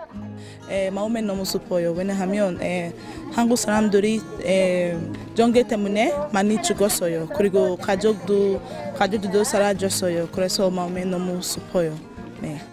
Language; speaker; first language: Korean; non-native, learner; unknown